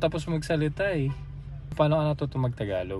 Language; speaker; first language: Filipino; native; Filipino